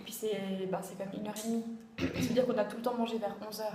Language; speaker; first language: French; native; French